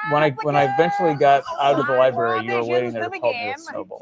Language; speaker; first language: English; native; English